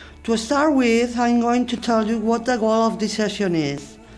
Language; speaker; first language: English; non-native, fluent; Spanish